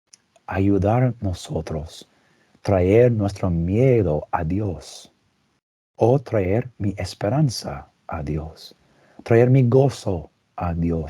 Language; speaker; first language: Spanish; non-native, fluent; English